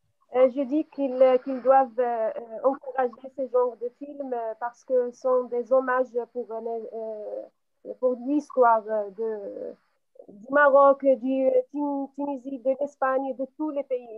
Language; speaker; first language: French; non-native, local second language; Arabic